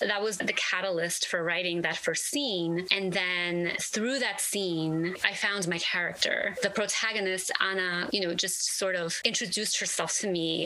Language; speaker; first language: English; early bilingual, other home language; Spanish